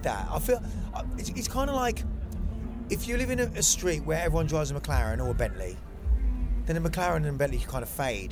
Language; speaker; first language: English; native; English